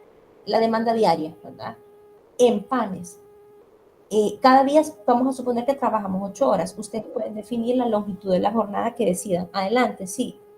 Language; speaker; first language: Spanish; native; Spanish